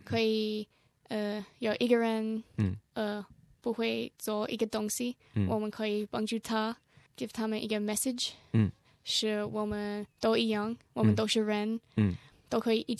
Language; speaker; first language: Chinese; non-native, learner; English